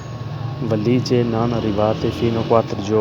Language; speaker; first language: Italian; non-native, learner; Urdu